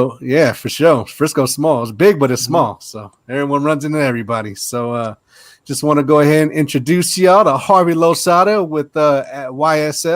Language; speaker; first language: English; native; English